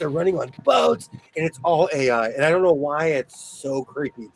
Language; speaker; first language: English; native; English